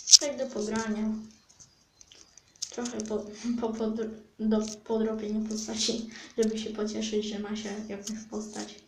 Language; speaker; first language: Polish; native; Polish